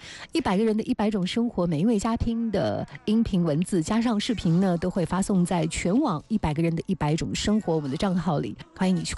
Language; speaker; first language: Chinese; native; Chinese